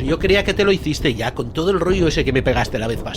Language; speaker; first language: Spanish; native; Spanish